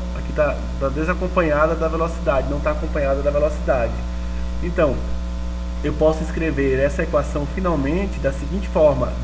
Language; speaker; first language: Portuguese; native; Portuguese